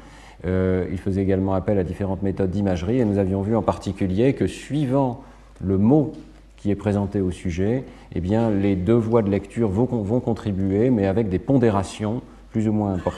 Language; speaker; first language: French; native; French